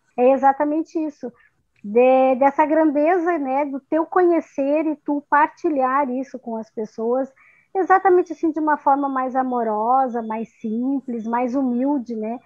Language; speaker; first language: Portuguese; native; Portuguese